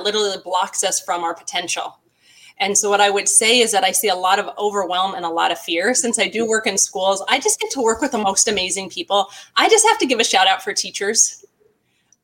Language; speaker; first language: English; native; English